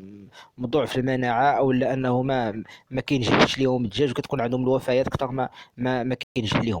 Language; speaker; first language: Arabic; native; Arabic